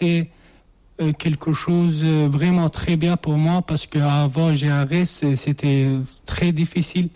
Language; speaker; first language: French; non-native, learner; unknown